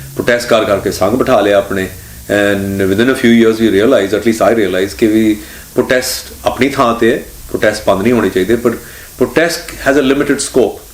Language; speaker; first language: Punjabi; early bilingual, heritage; Punjabi